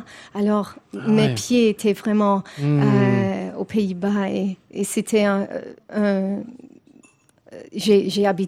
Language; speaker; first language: French; non-native, fluent; English